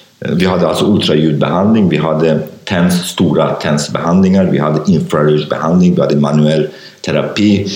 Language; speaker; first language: Swedish; non-native, fluent; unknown